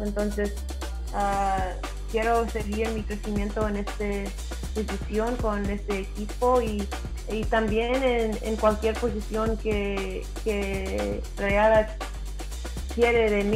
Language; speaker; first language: Spanish; early bilingual, heritage; English